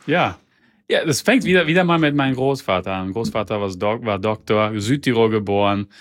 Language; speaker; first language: German; early bilingual, heritage; Italian